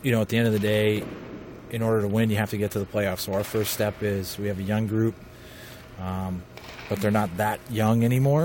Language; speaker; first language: English; native; English